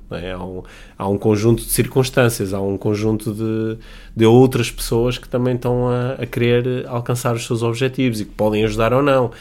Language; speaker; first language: Portuguese; native; Portuguese